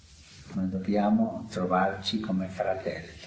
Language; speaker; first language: Italian; non-native, fluent; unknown